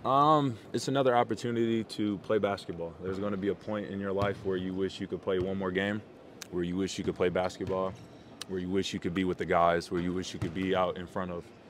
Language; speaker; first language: English; native; English